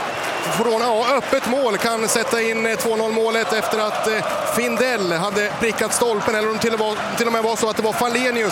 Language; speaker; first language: Swedish; native; Swedish